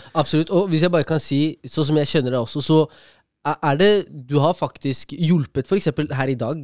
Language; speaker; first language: Norwegian; early bilingual, other home language; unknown